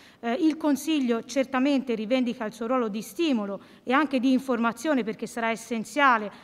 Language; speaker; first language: Italian; native; Italian